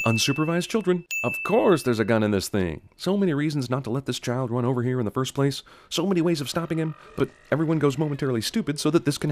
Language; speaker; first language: English; native; English